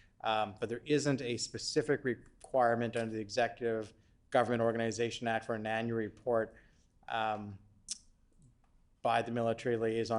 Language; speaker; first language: English; native; English